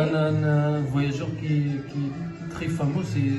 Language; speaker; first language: French; non-native, local second language; Arabic